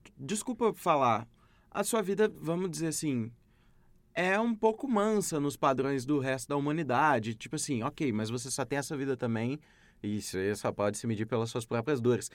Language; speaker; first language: Portuguese; native; Portuguese